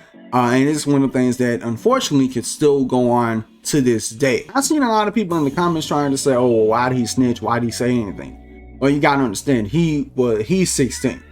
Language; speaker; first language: English; native; English